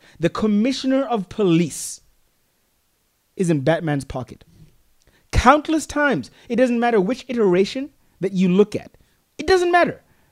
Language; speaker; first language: English; non-native, local second language; Tswana